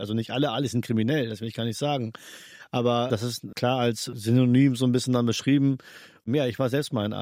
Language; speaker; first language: German; early bilingual, other home language; Albanian